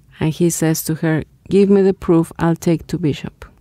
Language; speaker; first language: English; non-native, fluent; Spanish